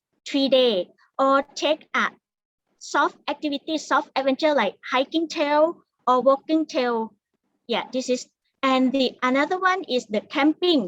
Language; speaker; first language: English; non-native, learner; Thai